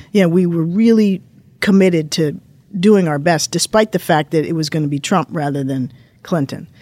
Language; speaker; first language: English; native; English